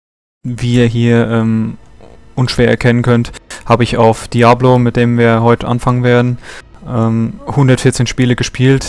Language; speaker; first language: German; native; German